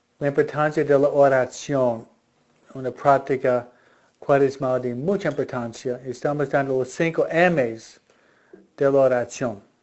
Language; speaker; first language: Spanish; non-native, fluent; English